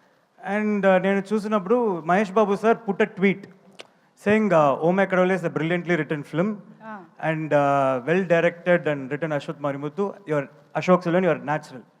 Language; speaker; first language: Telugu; non-native, learner; Tamil